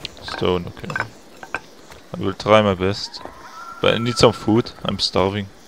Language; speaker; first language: English; non-native, fluent; German